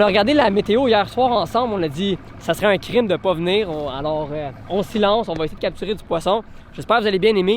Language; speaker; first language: French; native; French